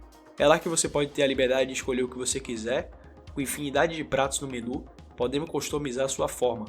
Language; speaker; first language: Portuguese; native; Portuguese